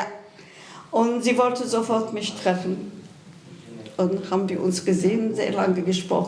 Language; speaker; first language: German; non-native, fluent; Kurdish